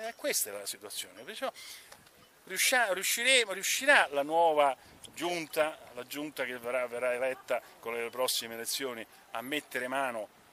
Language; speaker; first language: Italian; native; Italian